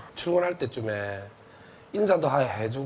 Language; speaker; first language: Korean; native; Korean